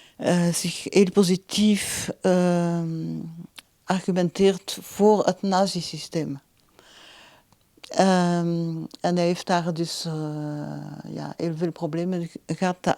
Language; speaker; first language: Dutch; non-native, local second language; French